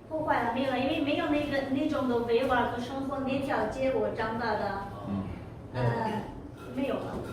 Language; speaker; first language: Chinese; non-native, local second language; Uyghur